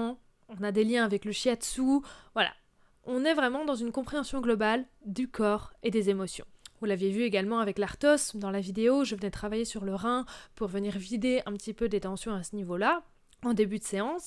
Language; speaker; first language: French; native; French